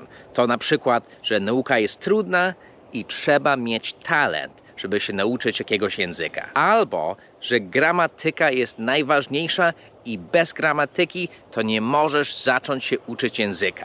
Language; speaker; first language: Polish; early bilingual, heritage; English